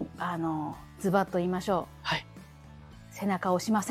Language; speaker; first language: Japanese; native; Japanese